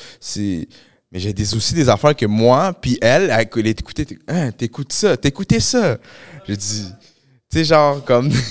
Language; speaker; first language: French; early bilingual, other home language; Spanish